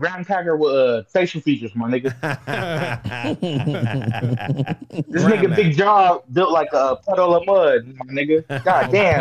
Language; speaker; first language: English; native; English